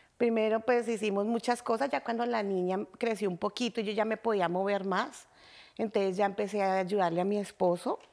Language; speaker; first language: Spanish; native; Spanish